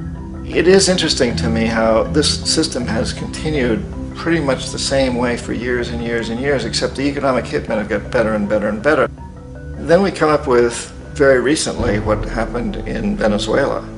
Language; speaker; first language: English; native; English